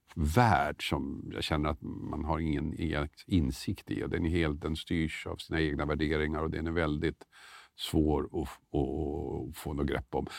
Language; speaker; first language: Swedish; native; Swedish